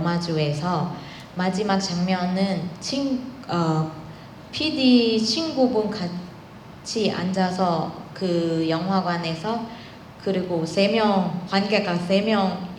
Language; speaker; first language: Korean; non-native, learner; Thai